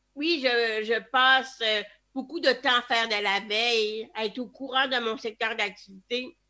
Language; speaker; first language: French; native; French